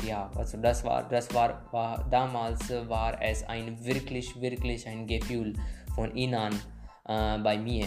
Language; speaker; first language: German; non-native, learner; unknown